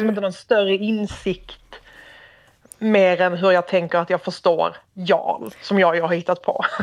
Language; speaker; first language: Swedish; native; Swedish